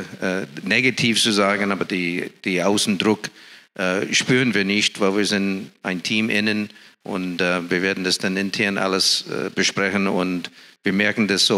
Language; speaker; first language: German; non-native, fluent; English